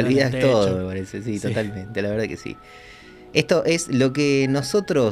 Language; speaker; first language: Spanish; native; Spanish